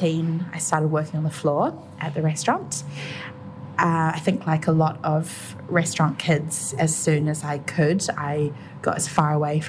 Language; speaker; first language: English; native; English